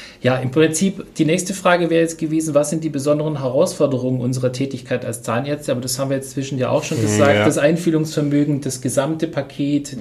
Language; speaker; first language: German; native; German